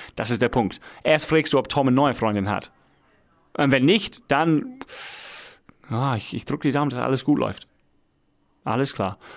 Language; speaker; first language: German; non-native, fluent; English